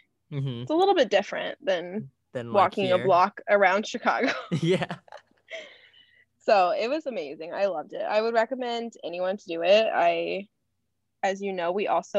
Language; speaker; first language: English; native; English